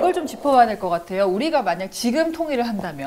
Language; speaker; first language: Korean; native; Korean